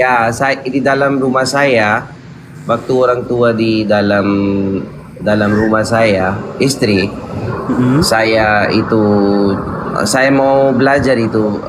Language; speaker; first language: Indonesian; non-native, learner; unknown